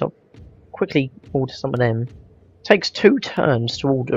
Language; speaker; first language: English; native; English